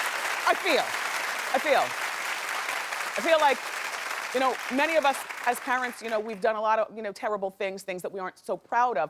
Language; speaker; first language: English; native; English